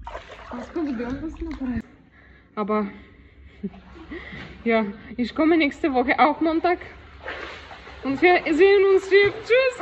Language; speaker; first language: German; non-native, learner; Bulgarian